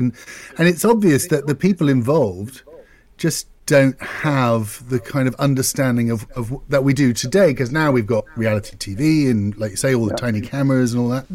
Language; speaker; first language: English; native; English